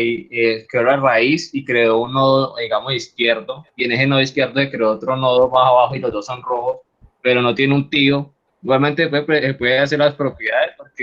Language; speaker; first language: Spanish; native; Spanish